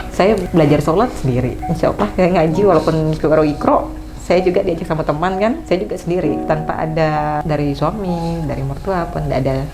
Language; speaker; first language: Indonesian; native; Indonesian